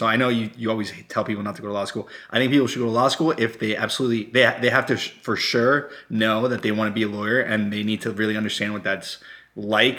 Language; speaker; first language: English; non-native, fluent; Spanish